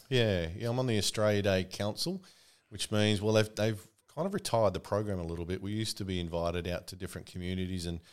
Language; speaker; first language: English; native; English